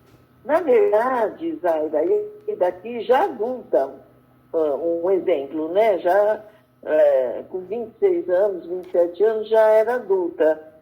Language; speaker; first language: Portuguese; early bilingual, other home language; Arabic